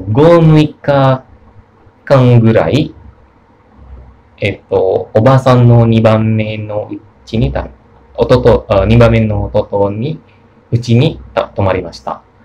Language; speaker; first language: Japanese; non-native, learner; Indonesian